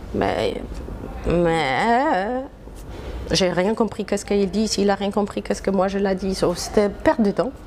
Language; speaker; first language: French; non-native, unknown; Polish